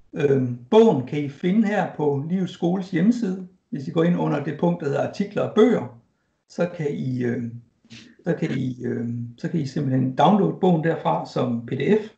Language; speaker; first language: Danish; native; Danish